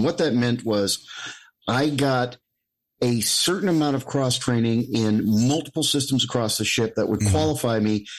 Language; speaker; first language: English; native; English